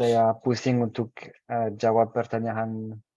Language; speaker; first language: Indonesian; non-native, fluent; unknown